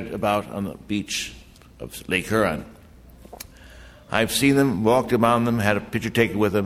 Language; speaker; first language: English; native; English